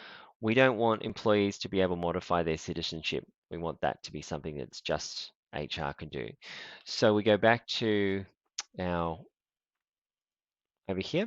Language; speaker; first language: English; native; English